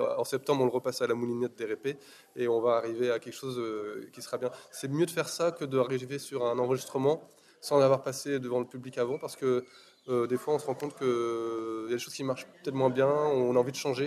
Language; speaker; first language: French; native; French